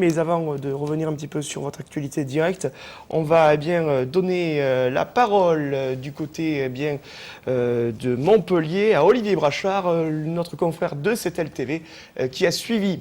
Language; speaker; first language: French; native; French